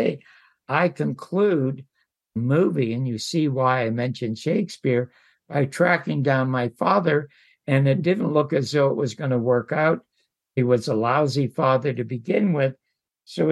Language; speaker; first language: English; native; English